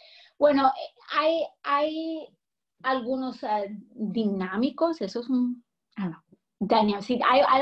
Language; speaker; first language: Spanish; early bilingual, heritage; English